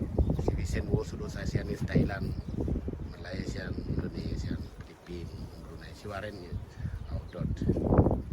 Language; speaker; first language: German; non-native, learner; Indonesian